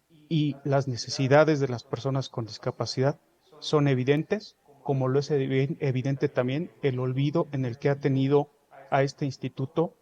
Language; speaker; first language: Spanish; native; Spanish